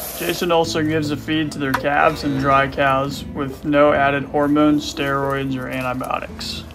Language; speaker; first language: English; native; English